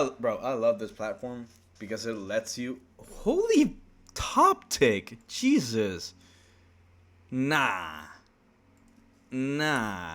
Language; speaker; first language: English; early bilingual, other home language; Spanish